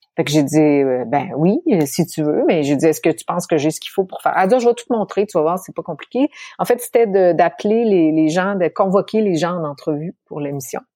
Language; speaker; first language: French; native; French